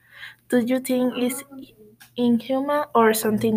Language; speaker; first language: English; non-native, learner; Spanish